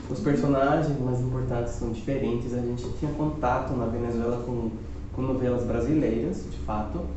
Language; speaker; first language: Portuguese; non-native, fluent; Spanish